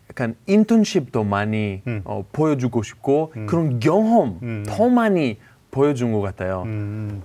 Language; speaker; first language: Korean; non-native, fluent; Greek